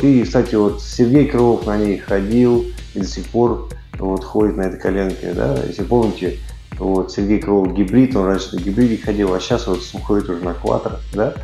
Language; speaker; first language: Russian; native; Russian